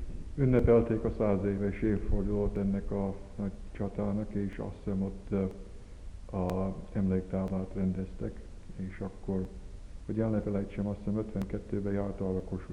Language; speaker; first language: Hungarian; early bilingual, heritage; Hungarian